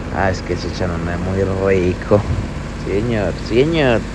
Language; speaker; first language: Spanish; native; Spanish